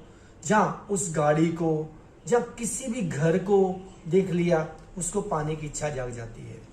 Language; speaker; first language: Hindi; native; Hindi